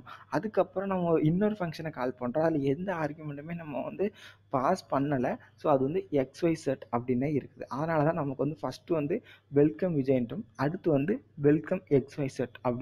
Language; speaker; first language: Tamil; native; Tamil